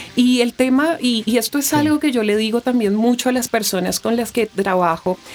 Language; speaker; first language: Spanish; native; Spanish